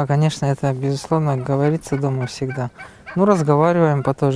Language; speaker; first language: Russian; non-native, local second language; Kyrgyz